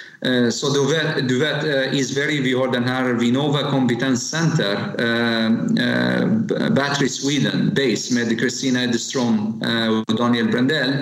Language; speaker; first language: Swedish; non-native, learner; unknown